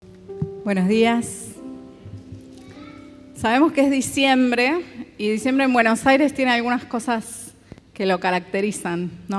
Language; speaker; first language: Spanish; native; Spanish